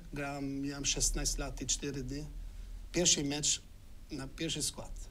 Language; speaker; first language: Polish; non-native, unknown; Albanian